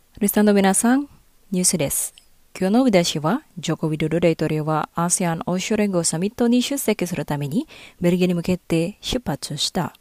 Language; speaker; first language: Japanese; non-native, fluent; Indonesian